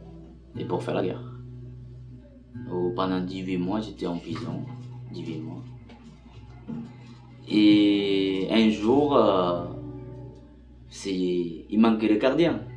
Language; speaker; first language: French; non-native, learner; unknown